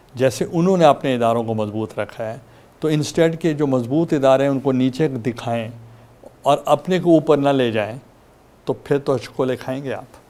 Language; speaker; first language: Urdu; non-native, local second language; Saraiki